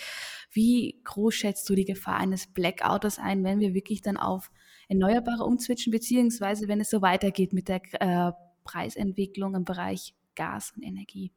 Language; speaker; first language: German; native; German